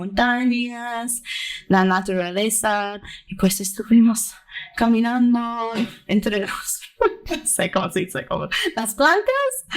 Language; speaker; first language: Spanish; early bilingual, heritage; Spanish